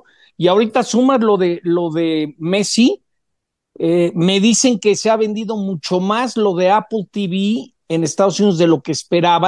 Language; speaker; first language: Spanish; native; Spanish